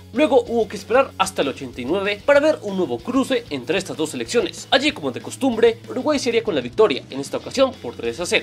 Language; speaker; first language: Spanish; native; Spanish